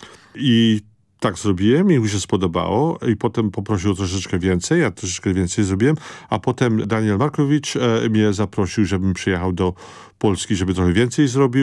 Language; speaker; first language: Polish; early bilingual, heritage; Polish